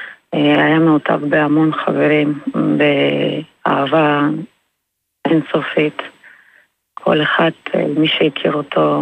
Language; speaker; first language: Hebrew; non-native, fluent; Russian